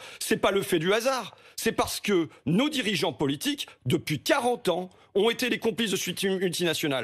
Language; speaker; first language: French; native; French